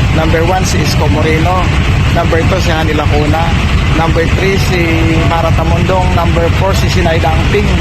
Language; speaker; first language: Filipino; native; Filipino